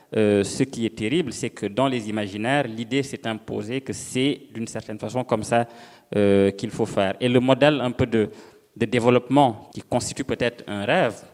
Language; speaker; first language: French; non-native, local second language; Serer